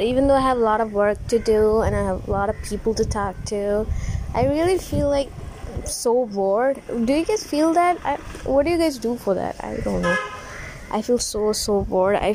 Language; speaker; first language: English; non-native, local second language; Tamil